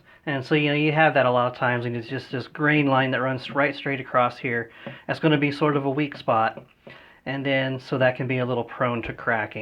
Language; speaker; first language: English; native; English